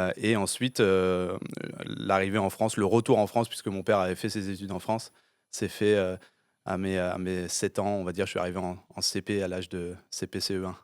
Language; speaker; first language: French; early bilingual, other home language; English